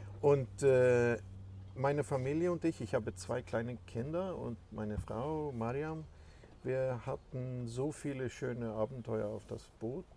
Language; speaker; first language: German; non-native, fluent; Swedish